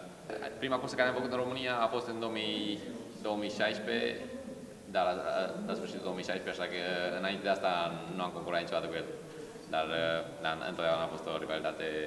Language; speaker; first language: Romanian; early bilingual, heritage; Romanian